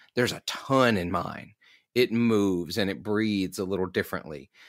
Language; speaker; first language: English; native; English